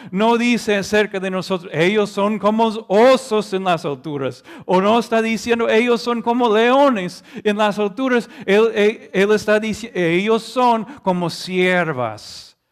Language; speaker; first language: Spanish; non-native, fluent; English